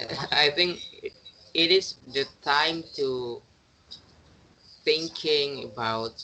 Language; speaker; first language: English; non-native, learner; Indonesian